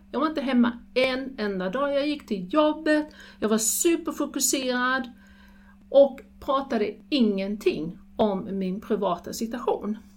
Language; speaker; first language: Swedish; native; Swedish